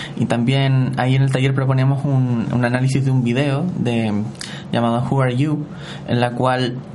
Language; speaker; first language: Spanish; native; Spanish